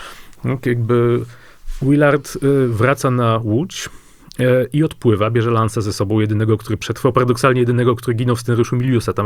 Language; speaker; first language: Polish; native; Polish